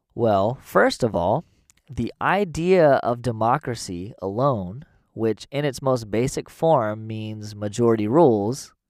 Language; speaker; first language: English; native; English